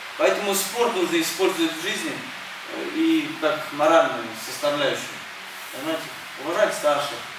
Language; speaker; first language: Russian; early bilingual, other home language; Armenian